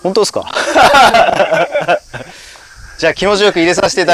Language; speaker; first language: Japanese; native; Japanese